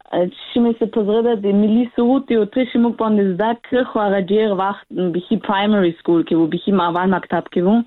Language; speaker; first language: Pashto; early bilingual, heritage; Pashto